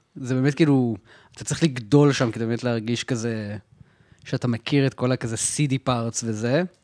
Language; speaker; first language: Hebrew; native; Hebrew